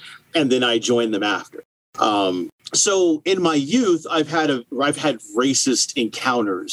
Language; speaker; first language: English; native; English